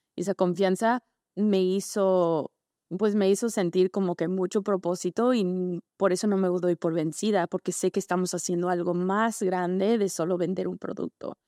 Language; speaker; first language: Spanish; early bilingual, heritage; Spanish